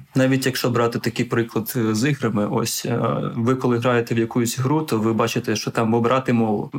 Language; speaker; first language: Ukrainian; non-native, local second language; Russian